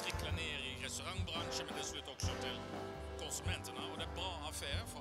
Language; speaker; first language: Swedish; non-native, fluent; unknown